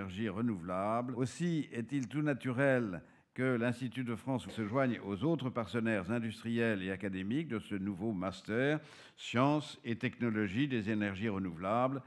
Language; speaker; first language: French; native; French